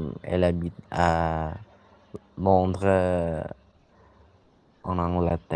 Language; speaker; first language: French; non-native, fluent; Indonesian